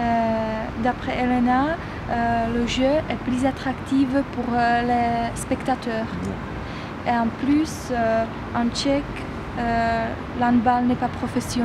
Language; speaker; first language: French; non-native, fluent; Czech